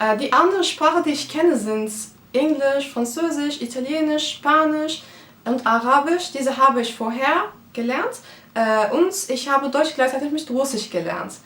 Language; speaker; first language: German; non-native, fluent; Turkish